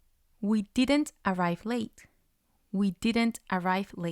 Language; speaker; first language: English; non-native, fluent; Spanish